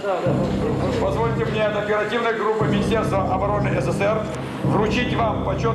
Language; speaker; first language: Russian; native; Russian